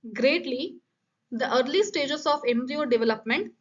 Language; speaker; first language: English; non-native, local second language; Kannada